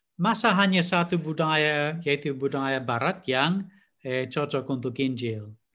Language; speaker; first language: Indonesian; non-native, fluent; English